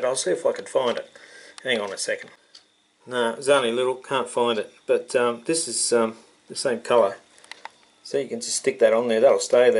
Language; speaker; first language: English; native; English